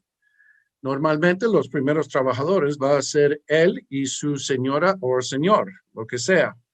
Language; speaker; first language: Spanish; early bilingual, heritage; English